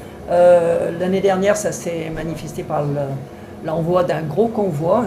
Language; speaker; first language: French; native; French